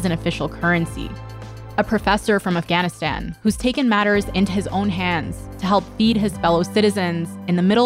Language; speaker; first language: English; native; English